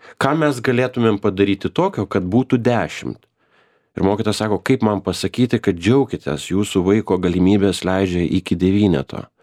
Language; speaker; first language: Lithuanian; native; Lithuanian